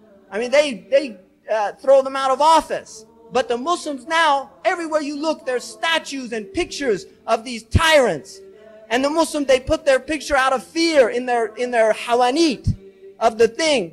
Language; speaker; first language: English; native; English